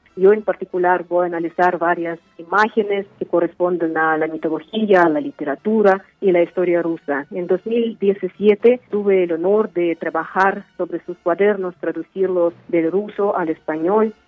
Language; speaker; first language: Spanish; non-native, fluent; Uzbek